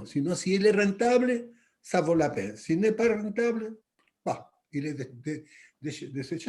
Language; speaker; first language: French; non-native, fluent; Spanish